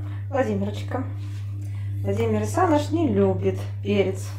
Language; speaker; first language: Russian; native; Russian